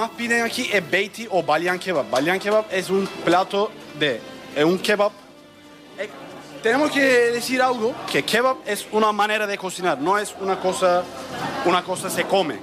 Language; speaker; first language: Spanish; non-native, learner; Turkish